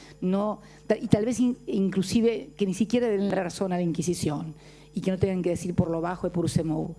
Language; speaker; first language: Spanish; native; Spanish